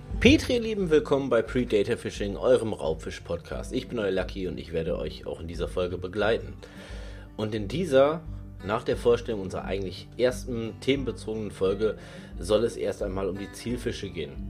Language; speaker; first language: German; native; German